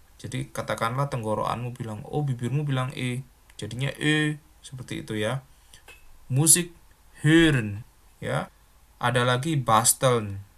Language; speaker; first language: Indonesian; native; Indonesian